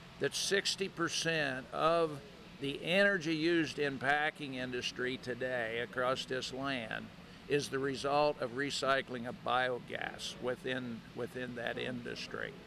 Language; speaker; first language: English; native; English